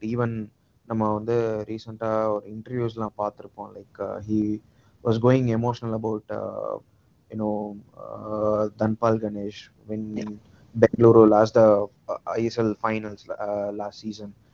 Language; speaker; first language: English; non-native, local second language; Tamil